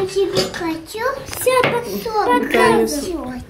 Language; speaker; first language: Russian; early bilingual, heritage; Russian